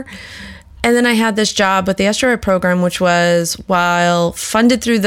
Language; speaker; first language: English; native; English